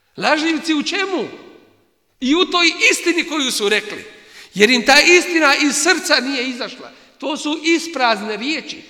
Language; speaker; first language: Bosnian; native; Bosnian